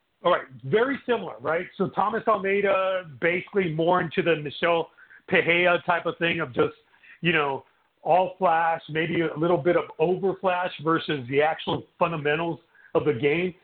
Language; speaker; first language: English; native; English